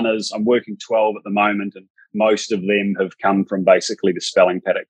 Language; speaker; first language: English; native; English